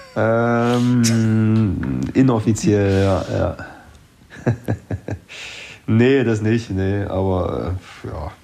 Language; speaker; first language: German; native; German